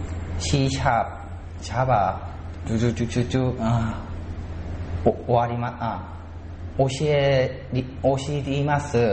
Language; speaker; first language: Japanese; non-native, learner; Korean